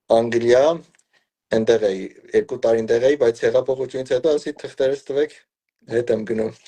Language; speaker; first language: Armenian; early bilingual, heritage; Armenian